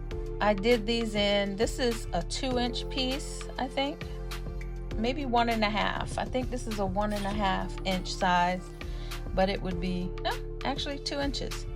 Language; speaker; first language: English; native; English